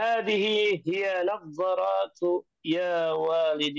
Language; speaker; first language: Arabic; non-native, learner; Indonesian